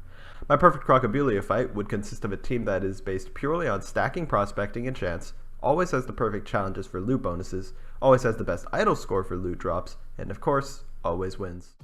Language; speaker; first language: English; native; English